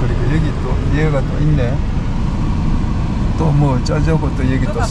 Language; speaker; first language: Korean; native; Korean